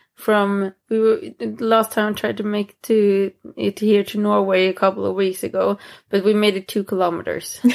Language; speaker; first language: English; non-native, fluent; Swedish